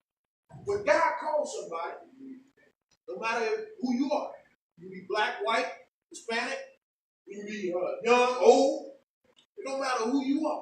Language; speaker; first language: English; native; English